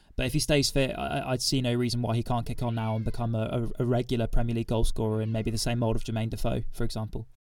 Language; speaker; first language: English; native; English